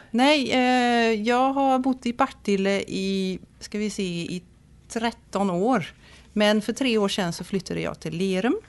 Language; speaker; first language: Swedish; non-native, fluent; Dutch